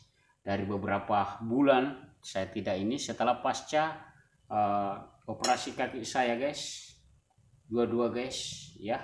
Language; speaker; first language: Indonesian; non-native, local second language; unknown